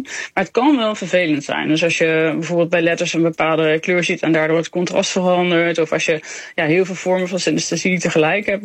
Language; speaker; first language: Dutch; native; Dutch